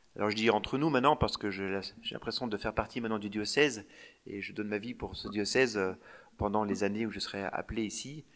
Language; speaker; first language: French; native; French